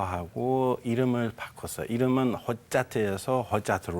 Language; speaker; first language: Korean; non-native, fluent; Persian